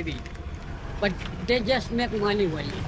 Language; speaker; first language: English; non-native, learner; Hindi